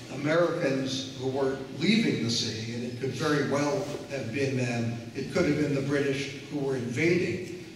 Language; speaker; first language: English; native; English